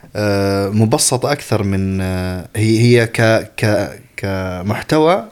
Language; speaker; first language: Arabic; early bilingual, other home language; Tigrinya